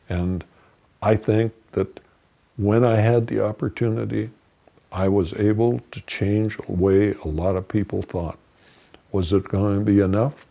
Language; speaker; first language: English; native; English